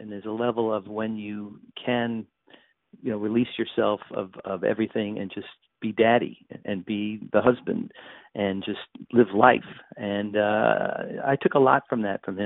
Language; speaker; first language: English; native; English